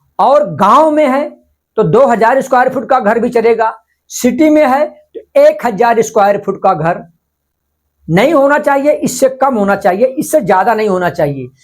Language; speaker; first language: Hindi; non-native, local second language; Marathi